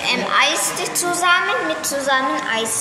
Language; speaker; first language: German; early bilingual, other home language; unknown